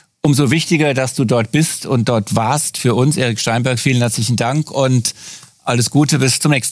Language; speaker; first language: German; native; German